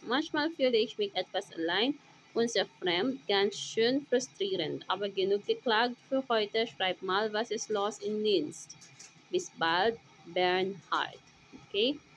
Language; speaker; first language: German; non-native, fluent; Filipino